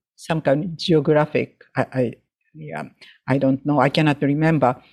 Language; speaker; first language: English; non-native, fluent; Japanese